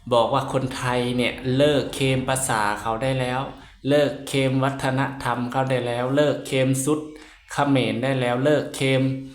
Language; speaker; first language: Thai; native; Thai